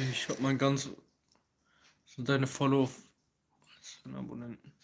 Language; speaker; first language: German; early bilingual, other home language; Kurdish